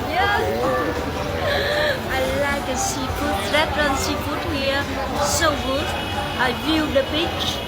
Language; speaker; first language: English; non-native, learner; Vietnamese